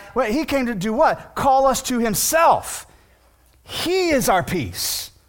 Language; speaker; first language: English; native; English